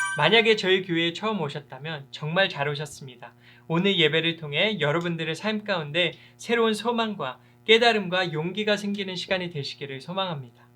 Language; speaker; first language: Korean; early bilingual, heritage; Korean